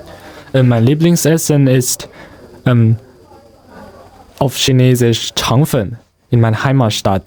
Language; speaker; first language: German; non-native, learner; Chinese